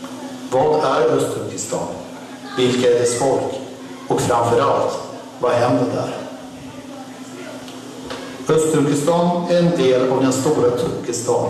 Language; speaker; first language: Swedish; non-native, fluent; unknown